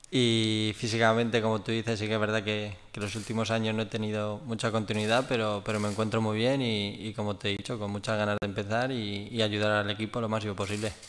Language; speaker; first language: Spanish; native; Spanish